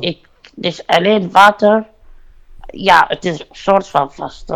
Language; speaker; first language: Dutch; non-native, learner; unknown